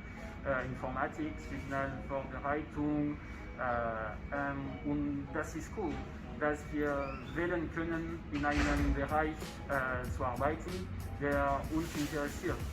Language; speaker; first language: German; non-native, fluent; French